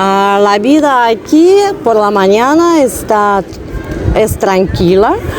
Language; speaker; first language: Spanish; non-native, learner; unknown